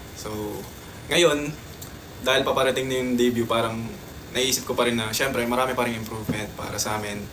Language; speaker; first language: Filipino; native; Filipino